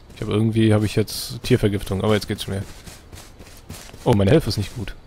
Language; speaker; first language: German; native; German